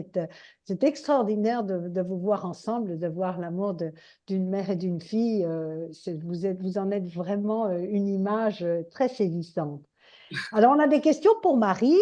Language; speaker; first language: French; native; French